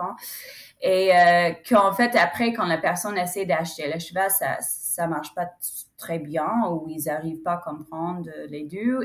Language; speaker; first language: French; non-native, fluent; English